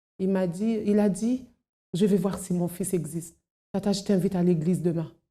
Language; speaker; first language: French; non-native, local second language; Haitian Creole